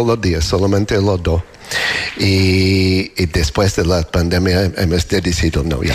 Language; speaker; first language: Spanish; non-native, learner; English